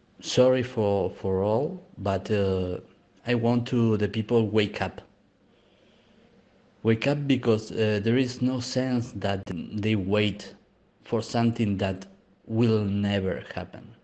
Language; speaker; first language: English; non-native, learner; Spanish